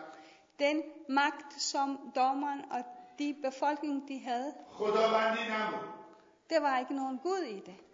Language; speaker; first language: Danish; non-native, learner; Persian